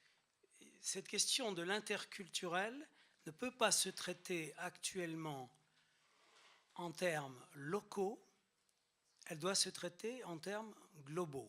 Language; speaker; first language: French; native; French